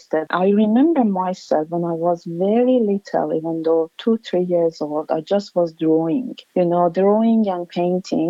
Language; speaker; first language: English; non-native, fluent; Persian